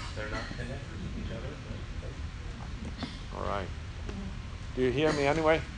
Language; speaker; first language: English; non-native, fluent; Swedish